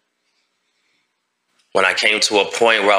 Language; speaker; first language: English; native; English